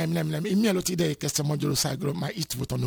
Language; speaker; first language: Hungarian; non-native, fluent; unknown